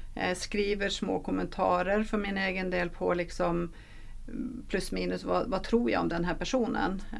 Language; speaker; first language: Swedish; non-native, fluent; Norwegian